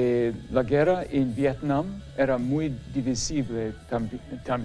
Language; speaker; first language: Spanish; non-native, fluent; English